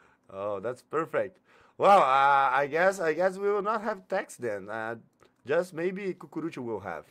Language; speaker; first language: English; non-native, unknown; Portuguese